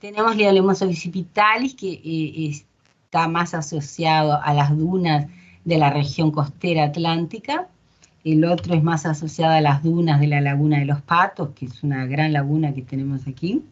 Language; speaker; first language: Spanish; non-native, fluent; Portuguese